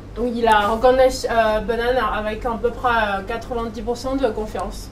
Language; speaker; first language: French; non-native, fluent; Chinese